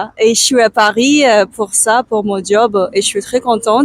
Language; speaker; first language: French; non-native, learner; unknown